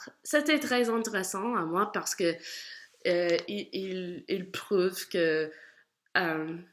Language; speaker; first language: French; non-native, learner; English